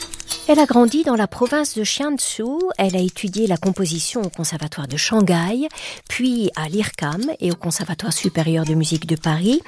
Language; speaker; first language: French; native; French